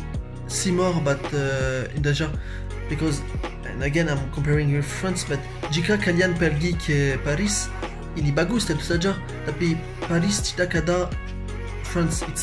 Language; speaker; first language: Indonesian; non-native, learner; French